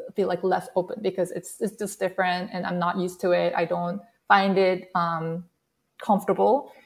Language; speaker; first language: English; non-native, fluent; Korean